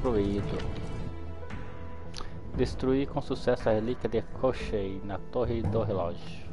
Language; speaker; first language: Portuguese; native; Portuguese